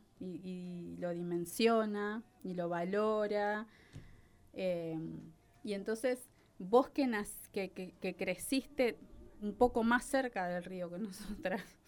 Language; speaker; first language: Spanish; native; Spanish